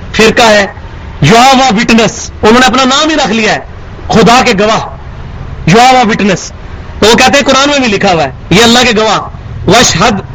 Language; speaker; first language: Urdu; non-native, local second language; Punjabi